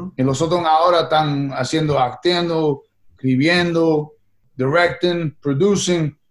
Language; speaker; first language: Spanish; early bilingual, heritage; Spanish